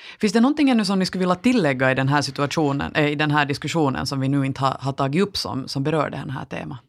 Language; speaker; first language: Swedish; native; Swedish